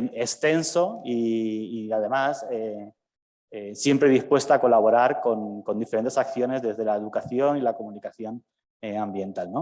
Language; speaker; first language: Spanish; native; Spanish